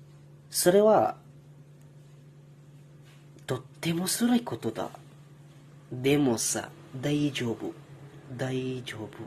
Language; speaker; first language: Japanese; non-native, learner; Indonesian